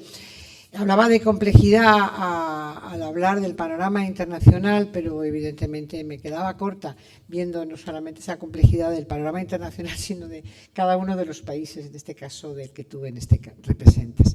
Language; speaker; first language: Spanish; native; Spanish